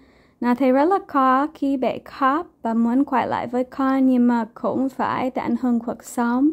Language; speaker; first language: Vietnamese; non-native, fluent; English